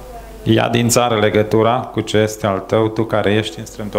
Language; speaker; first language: Romanian; native; Romanian